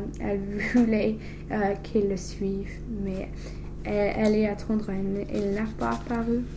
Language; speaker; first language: French; non-native, learner; English